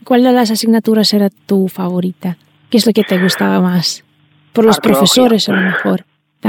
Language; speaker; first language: Spanish; non-native, fluent; Russian